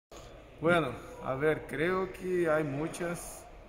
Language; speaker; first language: Spanish; non-native, fluent; Portuguese